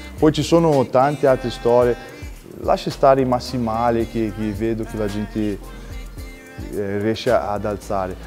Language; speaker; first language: Italian; non-native, fluent; Portuguese